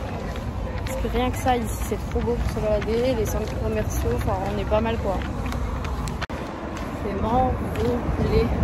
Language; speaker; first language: French; native; French